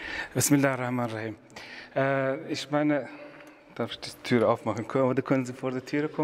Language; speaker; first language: German; non-native, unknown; Persian